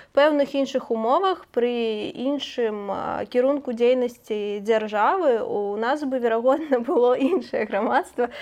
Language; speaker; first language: Belarusian; native; Belarusian